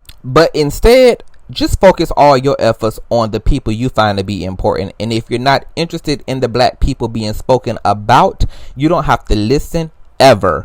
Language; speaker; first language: English; native; English